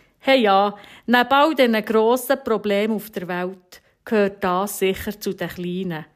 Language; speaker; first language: German; native; German